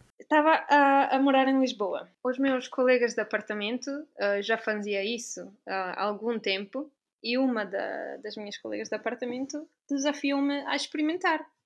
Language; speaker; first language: Portuguese; non-native, fluent; Italian